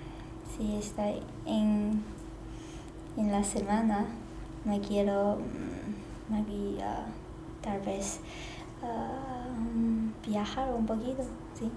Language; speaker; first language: Spanish; non-native, learner; Chinese